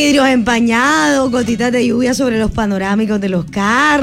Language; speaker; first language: Spanish; native; Spanish